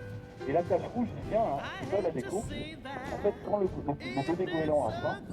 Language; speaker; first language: French; native; French